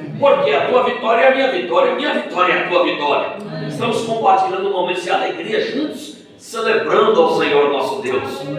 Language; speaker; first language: Portuguese; native; Portuguese